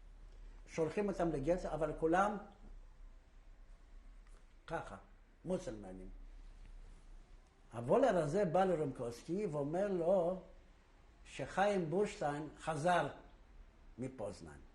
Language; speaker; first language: Hebrew; non-native, fluent; Yiddish